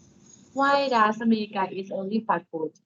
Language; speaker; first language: English; non-native, learner; Thai